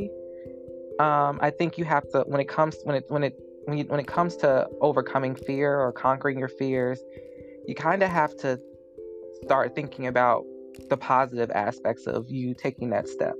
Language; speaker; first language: English; native; English